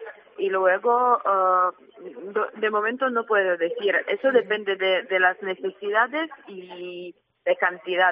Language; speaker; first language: Spanish; non-native, fluent; Ukrainian